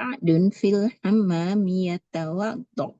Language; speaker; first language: Arabic; non-native, learner; Malay